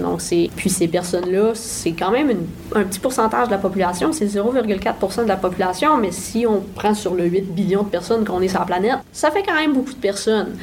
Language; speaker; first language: French; native; French